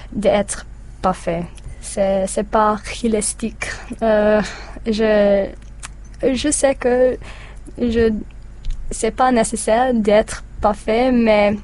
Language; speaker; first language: French; non-native, learner; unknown